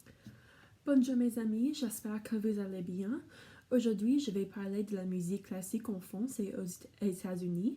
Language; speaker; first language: French; non-native, learner; English